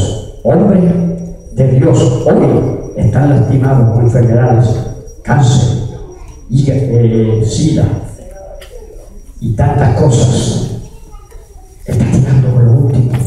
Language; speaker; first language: Spanish; native; Spanish